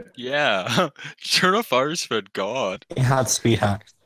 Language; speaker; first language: English; native; English